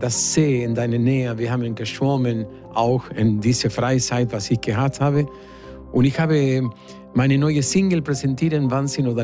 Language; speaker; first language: German; non-native, fluent; Spanish